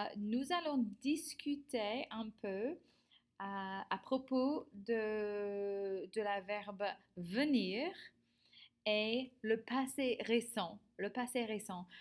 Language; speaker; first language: French; non-native, fluent; English